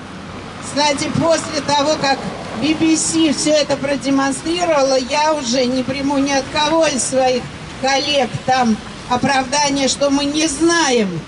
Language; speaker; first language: Russian; native; Russian